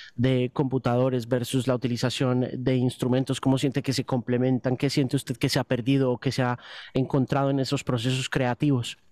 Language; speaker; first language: Spanish; native; Spanish